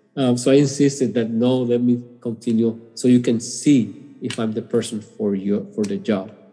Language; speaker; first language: English; non-native, fluent; Spanish